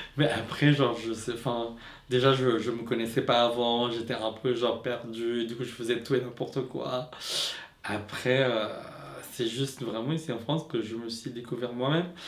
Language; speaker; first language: French; non-native, fluent; Filipino